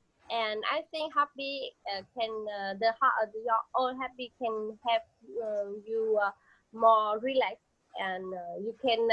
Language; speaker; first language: English; non-native, learner; Vietnamese